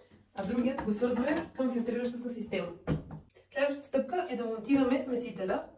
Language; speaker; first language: Bulgarian; native; Bulgarian